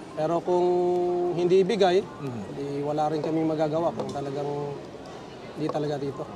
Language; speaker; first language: Filipino; non-native, local second language; Cebuano